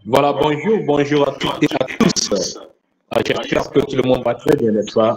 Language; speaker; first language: French; non-native, fluent; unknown